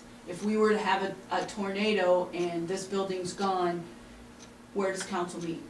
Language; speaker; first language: English; native; English